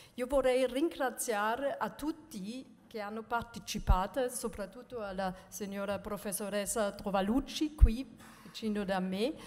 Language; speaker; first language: Italian; non-native, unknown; German